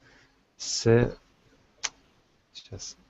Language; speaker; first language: French; non-native, learner; Russian